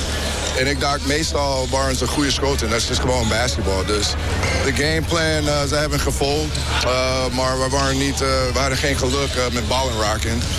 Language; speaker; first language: Dutch; non-native, fluent; English